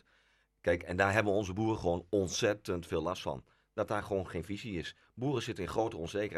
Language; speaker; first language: Dutch; native; Dutch